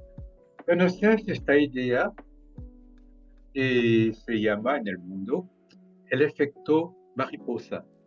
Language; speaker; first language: Spanish; non-native, fluent; French